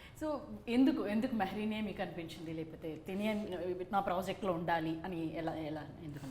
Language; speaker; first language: Telugu; native; Telugu